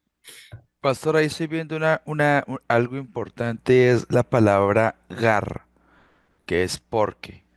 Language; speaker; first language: Spanish; native; Spanish